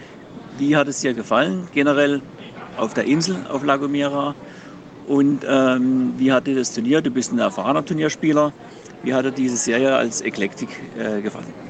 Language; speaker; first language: German; native; German